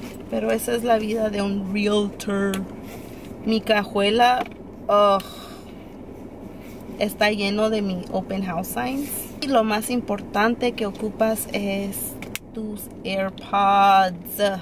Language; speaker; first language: Spanish; early bilingual, heritage; Spanish